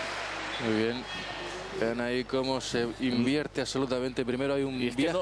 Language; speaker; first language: Spanish; native; Spanish